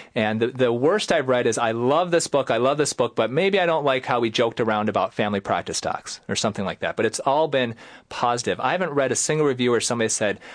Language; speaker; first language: English; native; English